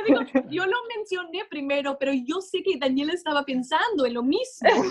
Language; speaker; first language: Spanish; non-native, fluent; English